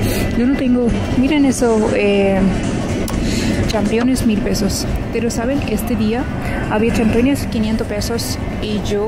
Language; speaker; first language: Spanish; non-native, learner; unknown